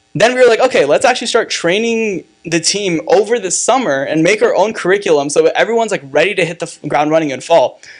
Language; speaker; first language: English; native; English